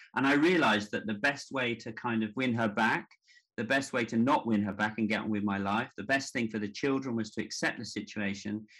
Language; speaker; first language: English; native; English